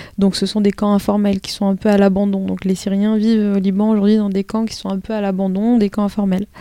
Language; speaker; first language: French; early bilingual, other home language; Arabic